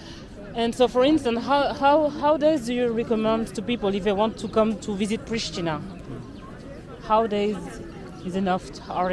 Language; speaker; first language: English; non-native, learner; French